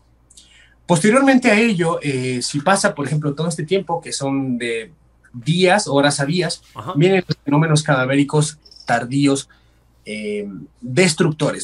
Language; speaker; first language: Spanish; native; Spanish